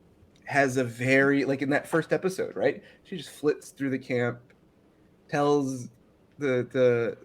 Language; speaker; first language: English; native; English